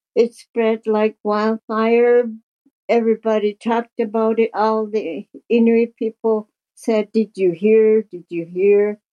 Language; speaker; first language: English; native; English